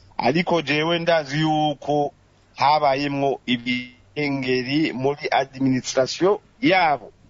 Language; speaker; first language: Rundi; native; Rundi